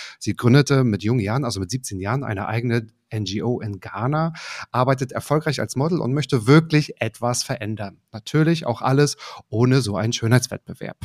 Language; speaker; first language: German; native; German